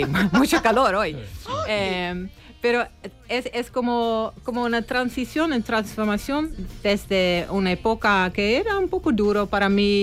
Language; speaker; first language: Spanish; non-native, fluent; Dutch